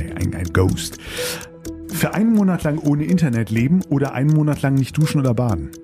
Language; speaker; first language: German; native; German